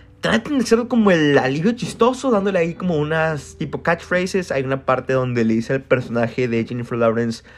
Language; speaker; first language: Spanish; native; Spanish